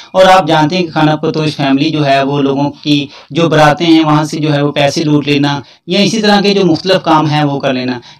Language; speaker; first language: Urdu; non-native, local second language; Punjabi